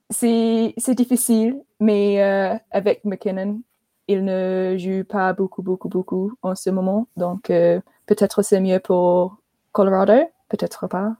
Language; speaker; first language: French; non-native, learner; English